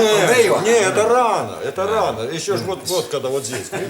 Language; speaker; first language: Russian; native; Russian